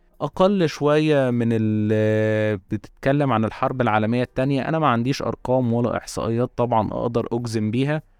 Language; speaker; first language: Arabic; native; Arabic